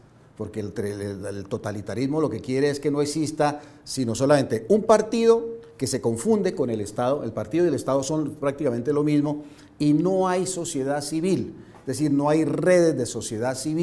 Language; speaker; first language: Spanish; native; Spanish